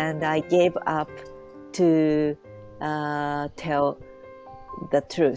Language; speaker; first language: English; non-native, learner; Japanese